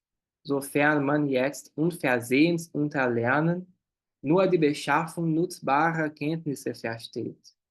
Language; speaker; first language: German; non-native, fluent; Portuguese